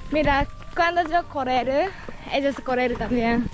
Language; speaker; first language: Spanish; non-native, learner; Japanese